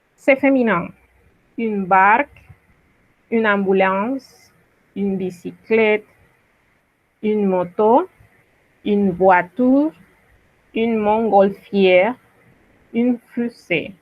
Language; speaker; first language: French; non-native, fluent; Spanish